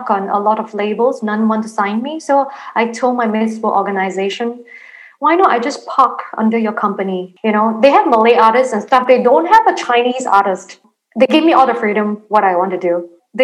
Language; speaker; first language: English; non-native, local second language; Chinese